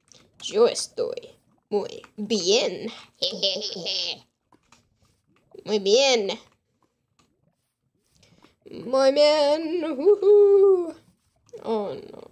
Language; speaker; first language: Spanish; non-native, learner; English